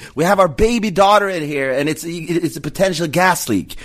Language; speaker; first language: English; non-native, fluent; Swedish